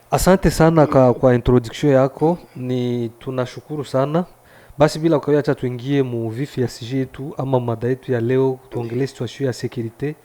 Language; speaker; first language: Swahili; native; Swahili